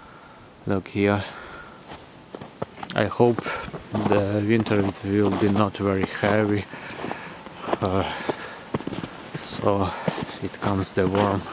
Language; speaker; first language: English; non-native, learner; Ukrainian